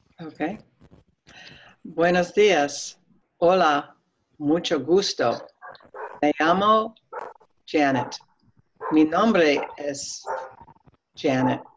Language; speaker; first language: Spanish; non-native, learner; English